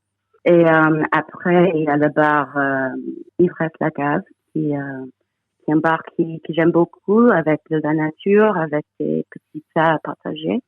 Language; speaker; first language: French; non-native, fluent; English